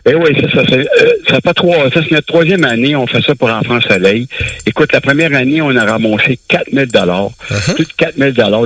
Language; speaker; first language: French; native; French